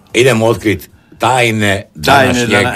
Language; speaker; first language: Croatian; native; Croatian